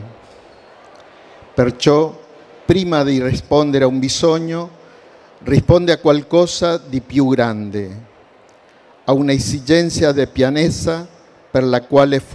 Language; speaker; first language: Italian; non-native, learner; Spanish